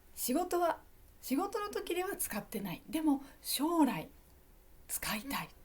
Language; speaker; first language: Japanese; native; Japanese